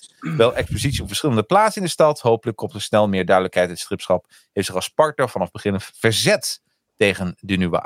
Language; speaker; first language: Dutch; native; Dutch